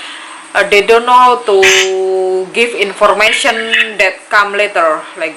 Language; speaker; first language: English; non-native, learner; Indonesian